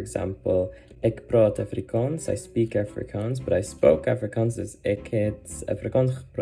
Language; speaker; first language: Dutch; non-native, learner; English